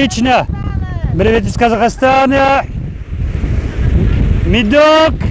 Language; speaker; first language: Russian; non-native, learner; Arabic